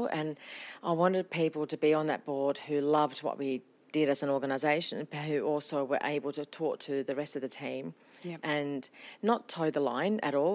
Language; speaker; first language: English; non-native, fluent; Finnish